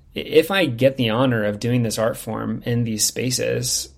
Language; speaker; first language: English; native; English